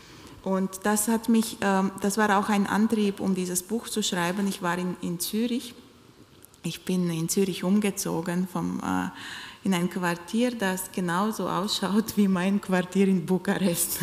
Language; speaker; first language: German; non-native, fluent; Romanian